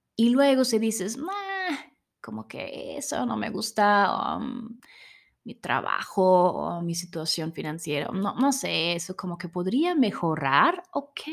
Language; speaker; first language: Spanish; non-native, fluent; German